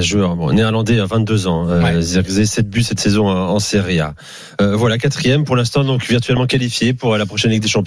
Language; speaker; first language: French; native; French